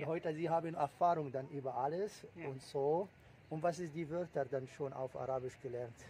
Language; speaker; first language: German; non-native, learner; Arabic